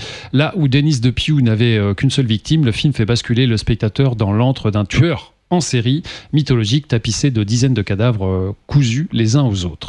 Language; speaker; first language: French; native; French